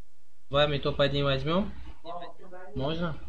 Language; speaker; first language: Russian; non-native, learner; Uzbek